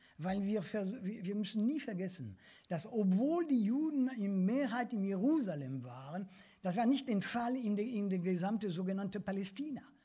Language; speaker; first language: German; non-native, fluent; French